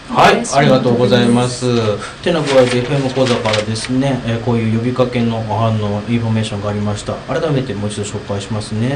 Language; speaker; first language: Japanese; native; Japanese